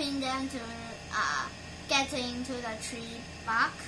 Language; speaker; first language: English; non-native, learner; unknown